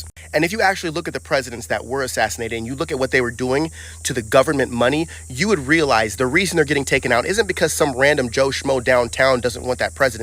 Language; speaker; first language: English; native; English